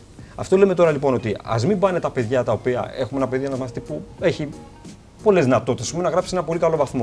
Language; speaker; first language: Greek; native; Greek